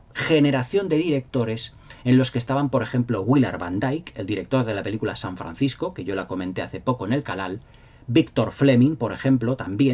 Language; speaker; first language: Spanish; native; Spanish